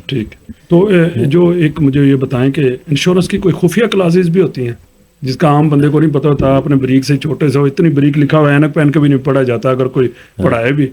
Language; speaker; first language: Urdu; non-native, local second language; Punjabi